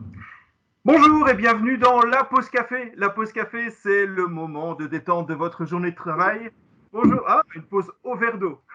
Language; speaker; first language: French; native; French